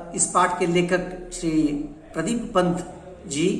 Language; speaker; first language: Hindi; non-native, local second language; Kannada